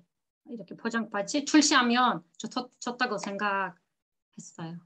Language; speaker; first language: Korean; non-native, learner; Turkish